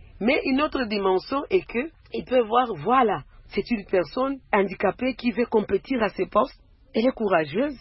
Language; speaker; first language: French; non-native, local second language; Swahili